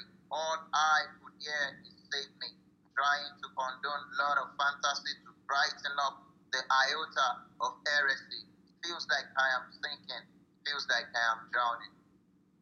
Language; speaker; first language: English; non-native, local second language; Yoruba